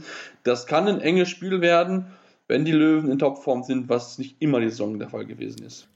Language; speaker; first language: German; native; German